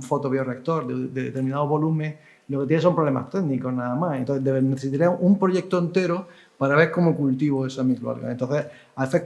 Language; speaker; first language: Spanish; native; Spanish